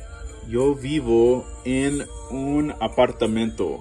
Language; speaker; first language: Spanish; non-native, learner; English